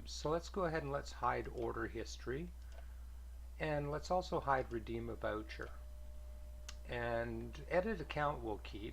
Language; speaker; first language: English; native; English